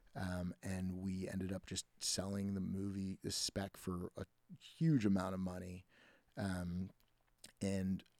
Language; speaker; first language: English; native; English